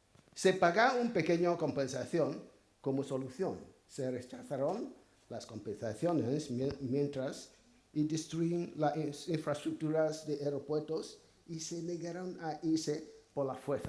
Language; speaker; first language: Spanish; non-native, fluent; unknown